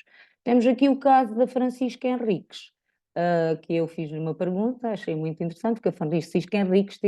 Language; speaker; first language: Portuguese; native; Portuguese